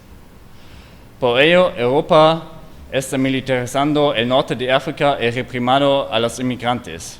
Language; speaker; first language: Spanish; non-native, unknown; German